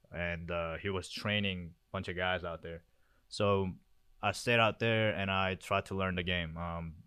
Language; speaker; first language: English; early bilingual, other home language; Korean